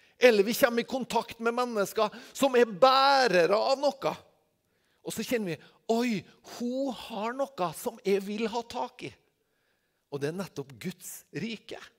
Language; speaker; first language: Norwegian; native; Norwegian